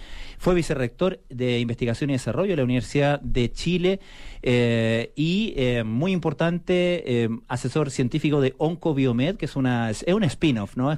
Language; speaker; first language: Spanish; native; Spanish